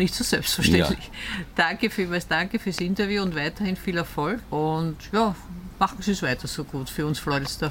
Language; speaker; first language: German; native; German